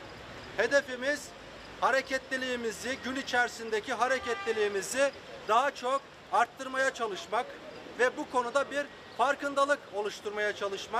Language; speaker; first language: Turkish; native; Turkish